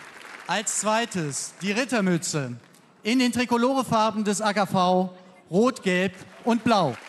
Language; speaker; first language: German; native; German